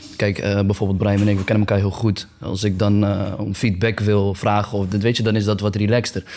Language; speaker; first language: Dutch; early bilingual, other home language; Arabic